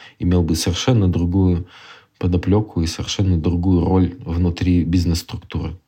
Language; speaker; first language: Russian; native; Russian